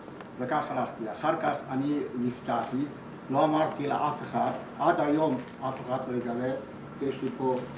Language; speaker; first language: Hebrew; non-native, fluent; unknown